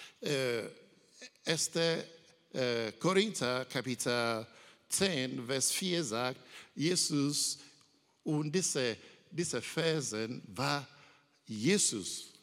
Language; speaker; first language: German; non-native, learner; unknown